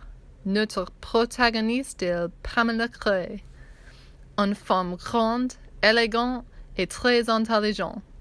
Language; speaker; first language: French; non-native, learner; English